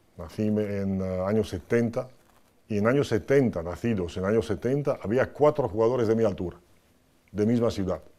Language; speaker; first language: Spanish; non-native, fluent; Croatian